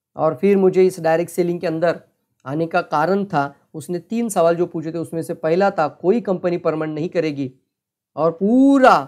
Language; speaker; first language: Hindi; non-native, local second language; Marathi